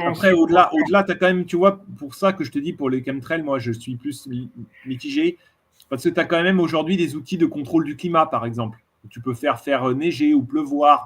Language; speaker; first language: French; native; French